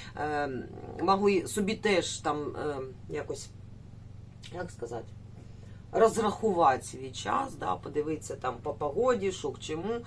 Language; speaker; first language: Ukrainian; native; Ukrainian